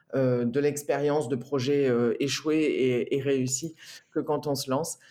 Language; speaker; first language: French; native; French